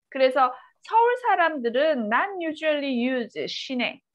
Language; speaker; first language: Korean; native; Korean